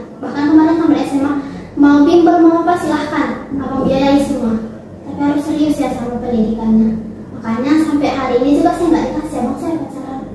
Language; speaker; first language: Indonesian; native; Indonesian